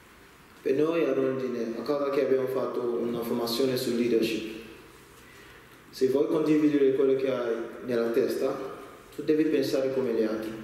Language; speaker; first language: Italian; non-native, learner; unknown